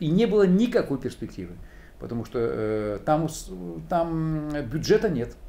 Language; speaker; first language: Russian; native; Russian